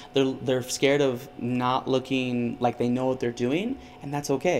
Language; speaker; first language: English; early bilingual, other home language; Spanish